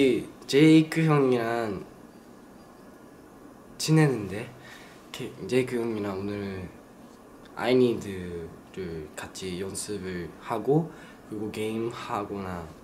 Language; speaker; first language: Korean; non-native, learner; Japanese